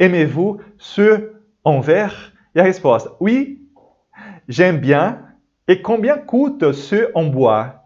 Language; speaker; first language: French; non-native, fluent; Portuguese